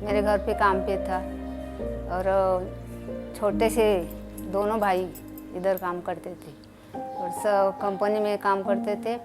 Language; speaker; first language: Hindi; non-native, local second language; Marathi